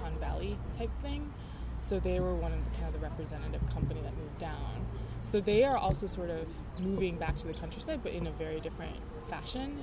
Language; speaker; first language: English; native; English